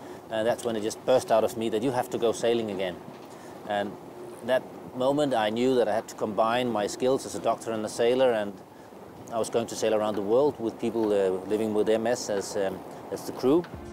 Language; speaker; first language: English; non-native, fluent; Danish